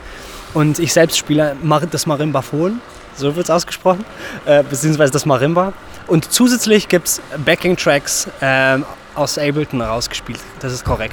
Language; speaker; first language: German; native; German